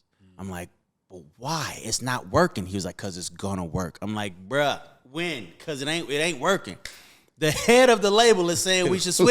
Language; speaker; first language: English; native; English